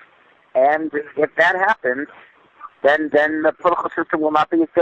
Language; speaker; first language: English; native; English